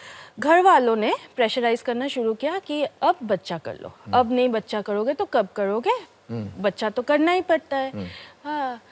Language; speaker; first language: Hindi; non-native, local second language; Bangla